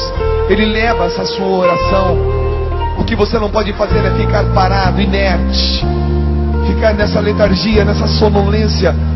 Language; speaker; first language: Portuguese; native; Portuguese